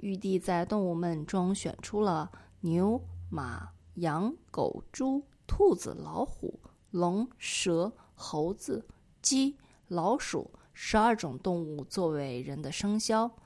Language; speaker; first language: Chinese; native; Chinese